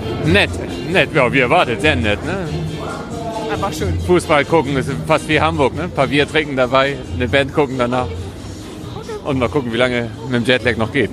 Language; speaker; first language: German; native; German